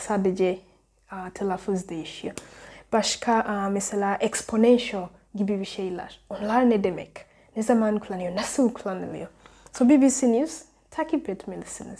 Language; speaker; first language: Turkish; non-native, learner; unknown